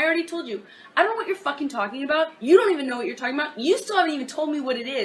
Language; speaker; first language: English; native; English